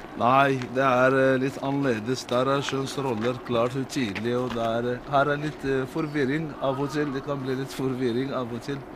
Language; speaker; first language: Norwegian; non-native, fluent; Arabic